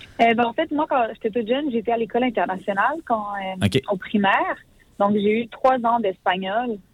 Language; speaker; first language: French; native; French